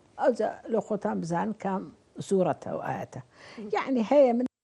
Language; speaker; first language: Central Kurdish; non-native, local second language; Kurdish